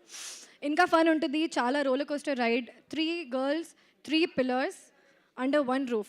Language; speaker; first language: Telugu; non-native, local second language; Hindi